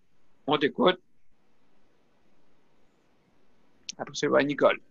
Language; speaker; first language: French; native; French